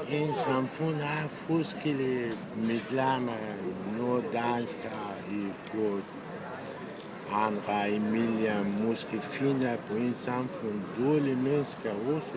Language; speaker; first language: Danish; non-native, learner; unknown